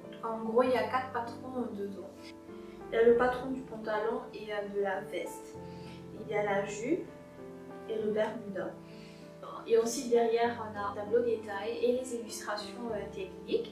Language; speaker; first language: French; native; French